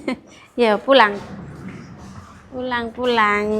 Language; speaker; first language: Indonesian; native; Indonesian